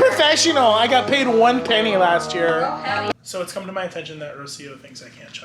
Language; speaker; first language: English; native; English